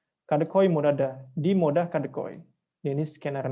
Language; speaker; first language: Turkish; non-native, fluent; Indonesian